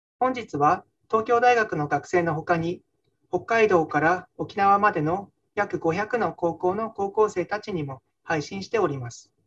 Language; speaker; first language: Japanese; native; Japanese